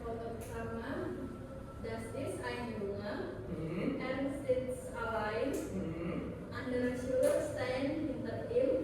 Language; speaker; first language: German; non-native, learner; Indonesian